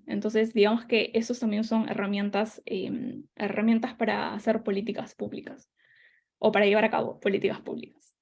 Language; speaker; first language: Spanish; native; Spanish